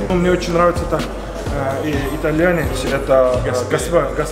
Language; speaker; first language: Russian; non-native, fluent; Georgian